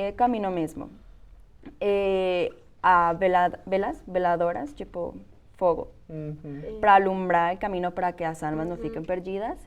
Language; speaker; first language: Portuguese; non-native, fluent; Spanish